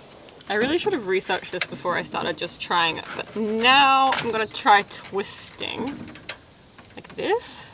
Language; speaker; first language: English; native; English